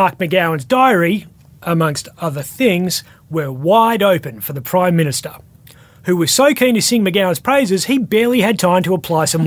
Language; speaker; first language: English; native; English